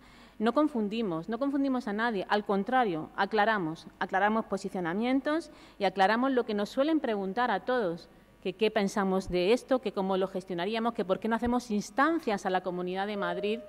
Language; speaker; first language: Spanish; native; Spanish